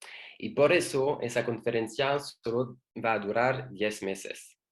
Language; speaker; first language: Spanish; non-native, learner; French